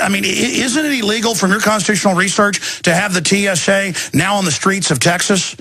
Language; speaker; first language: English; native; English